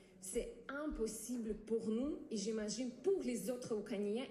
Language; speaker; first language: French; non-native, learner; Ukrainian